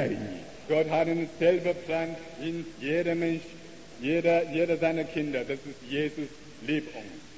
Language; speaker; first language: German; non-native, learner; Chinese